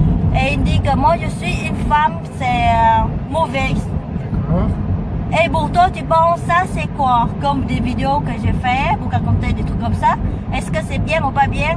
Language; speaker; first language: French; non-native, learner; Vietnamese